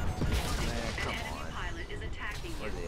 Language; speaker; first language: English; native; English